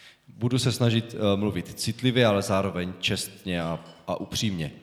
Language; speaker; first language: Czech; native; Czech